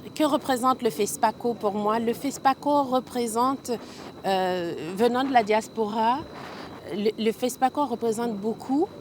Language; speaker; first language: French; early bilingual, other home language; Haitian Creole